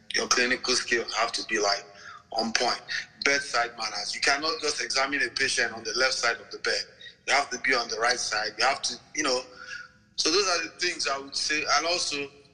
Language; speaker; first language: English; non-native, local second language; Igbo